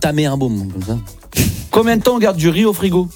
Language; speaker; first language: French; native; French